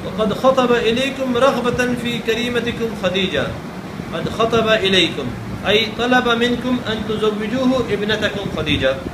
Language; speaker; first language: Arabic; non-native, fluent; Urdu